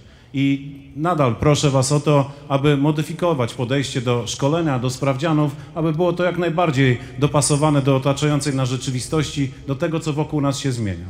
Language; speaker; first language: Polish; native; Polish